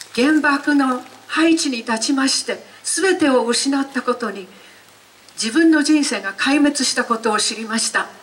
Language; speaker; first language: Japanese; native; Japanese